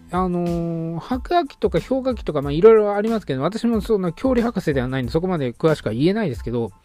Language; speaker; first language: Japanese; native; Japanese